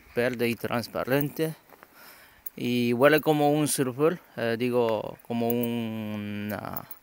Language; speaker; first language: Spanish; non-native, learner; Japanese